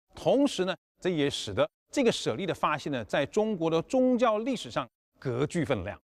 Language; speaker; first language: Chinese; native; Chinese